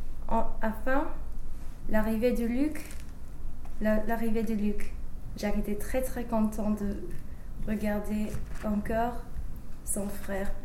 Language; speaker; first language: French; non-native, learner; English